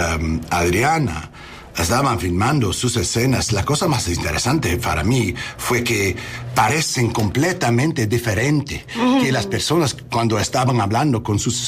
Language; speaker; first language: Spanish; non-native, learner; English